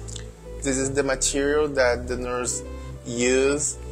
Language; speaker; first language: English; non-native, learner; Portuguese